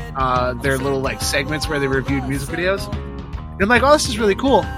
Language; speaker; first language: English; native; English